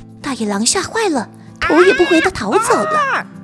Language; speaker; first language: Chinese; native; Chinese